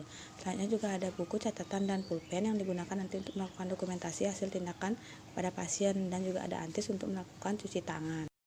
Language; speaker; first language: Indonesian; native; Indonesian